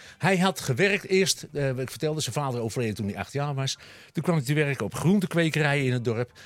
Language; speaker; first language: Dutch; native; Dutch